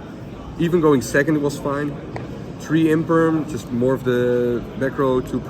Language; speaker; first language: English; non-native, fluent; Dutch